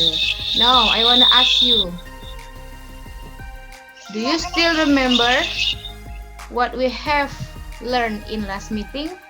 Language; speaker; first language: English; non-native, learner; Indonesian